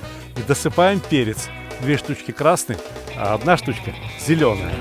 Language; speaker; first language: Russian; native; Russian